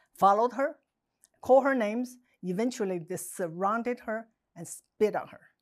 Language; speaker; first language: English; non-native, fluent; Chinese